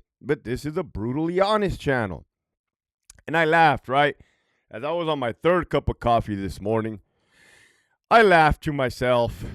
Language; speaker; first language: English; native; English